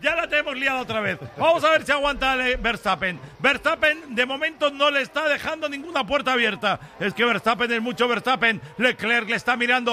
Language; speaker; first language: Spanish; native; Spanish